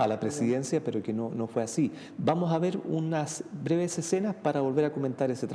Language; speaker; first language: Spanish; native; Spanish